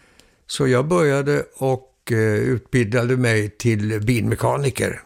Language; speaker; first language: Swedish; early bilingual, heritage; Swedish